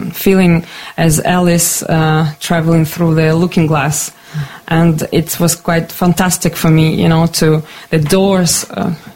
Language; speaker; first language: English; non-native, fluent; Ukrainian